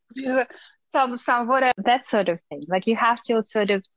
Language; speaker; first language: English; non-native, fluent; Russian